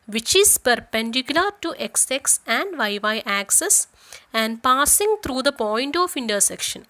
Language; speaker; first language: English; non-native, local second language; Malayalam